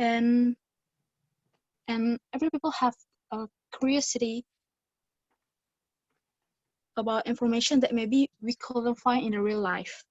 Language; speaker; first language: English; non-native, learner; Indonesian